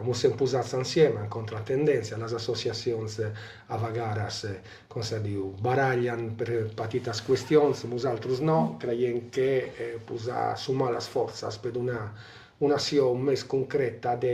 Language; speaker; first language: Catalan; non-native, local second language; Italian